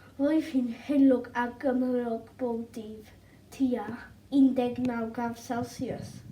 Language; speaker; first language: Welsh; non-native, local second language; English